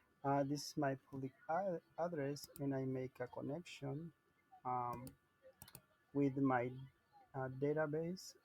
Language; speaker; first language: English; non-native, learner; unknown